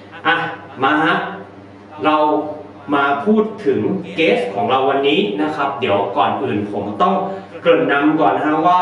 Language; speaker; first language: Thai; native; Thai